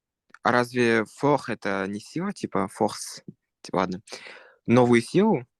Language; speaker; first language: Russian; native; Russian